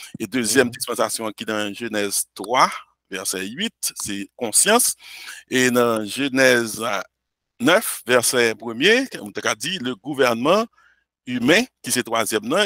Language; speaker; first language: French; non-native, local second language; Haitian Creole